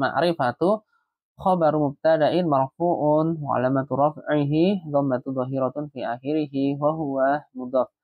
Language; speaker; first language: Arabic; non-native, fluent; Indonesian